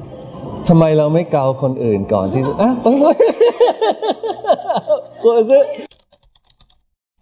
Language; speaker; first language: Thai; early bilingual, heritage; English